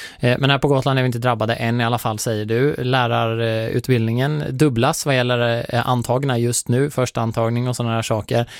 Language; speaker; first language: Swedish; native; Swedish